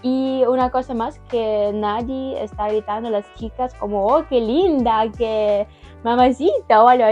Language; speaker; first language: Spanish; non-native, learner; Ukrainian